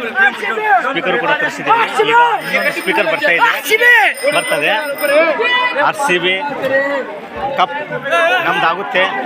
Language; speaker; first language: Kannada; non-native, local second language; Lambadi